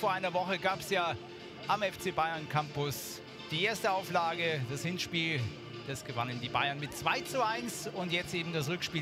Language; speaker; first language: German; native; German